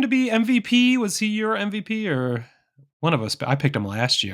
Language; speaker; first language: English; native; English